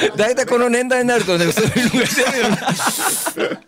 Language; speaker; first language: Japanese; native; Japanese